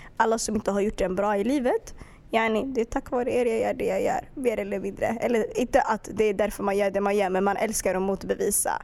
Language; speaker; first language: Swedish; early bilingual, other home language; Arabic